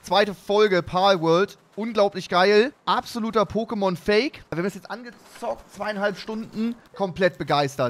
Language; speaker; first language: German; native; German